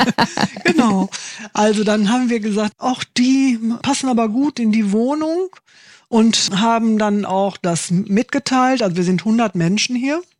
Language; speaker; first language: German; native; German